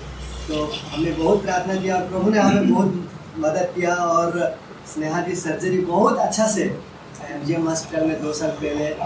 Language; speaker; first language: Hindi; non-native, local second language; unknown